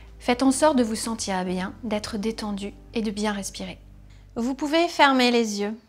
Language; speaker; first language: French; native; French